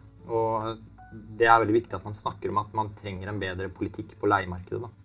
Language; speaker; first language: Norwegian; native; Norwegian